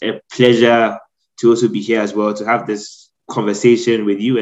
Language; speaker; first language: English; non-native, local second language; Akan